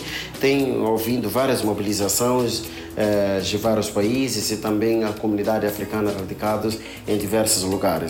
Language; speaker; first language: Portuguese; non-native, local second language; Upper Guinea Crioulo